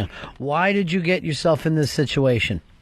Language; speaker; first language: English; native; English